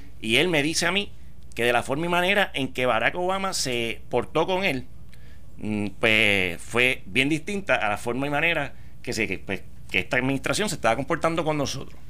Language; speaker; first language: Spanish; native; Spanish